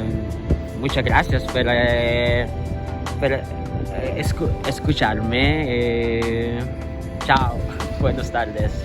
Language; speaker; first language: Spanish; non-native, learner; Indonesian